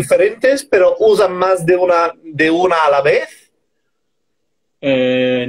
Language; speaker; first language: Spanish; non-native, fluent; English